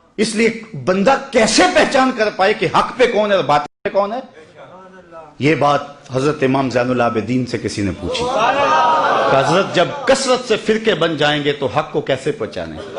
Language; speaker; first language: Urdu; non-native, local second language; Punjabi